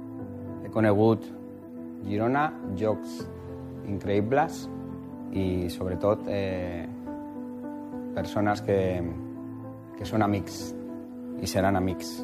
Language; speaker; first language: Catalan; non-native, local second language; Spanish